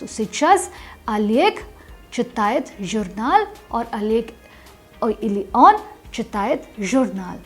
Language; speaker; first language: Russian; non-native, fluent; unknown